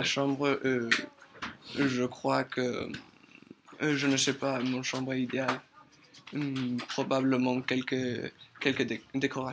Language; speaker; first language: French; non-native, learner; Spanish